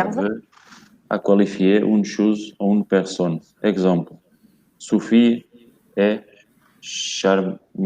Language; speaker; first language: French; non-native, learner; Portuguese